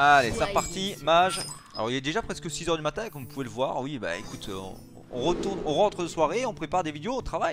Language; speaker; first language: French; native; French